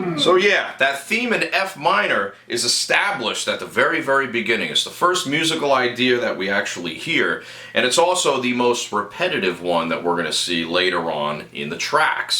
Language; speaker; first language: English; native; English